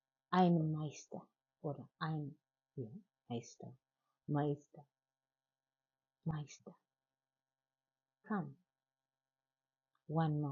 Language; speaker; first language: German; non-native, learner; English